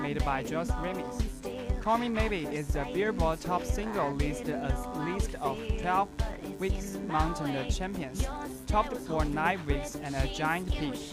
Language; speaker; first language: English; non-native, learner; Chinese